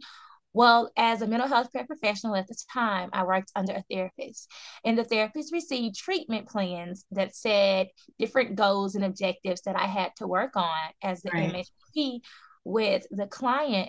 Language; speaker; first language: English; native; English